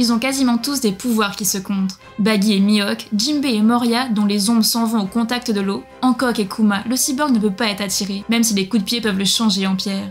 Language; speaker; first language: French; native; French